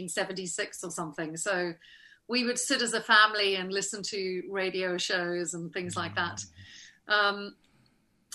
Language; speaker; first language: English; native; English